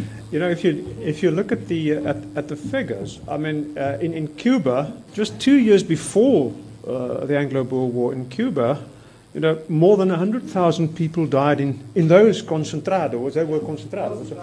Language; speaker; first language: English; non-native, local second language; Afrikaans